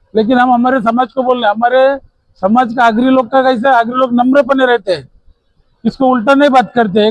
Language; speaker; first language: Hindi; non-native, local second language; Marathi